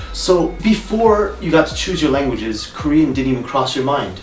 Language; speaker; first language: English; native; English